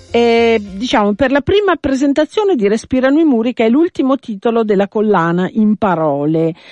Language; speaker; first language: Italian; native; Italian